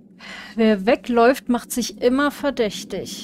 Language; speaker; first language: German; native; German